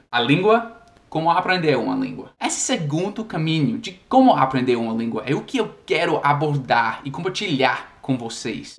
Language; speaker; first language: Portuguese; non-native, fluent; English